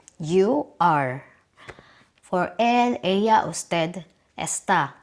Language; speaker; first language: Spanish; non-native, learner; Filipino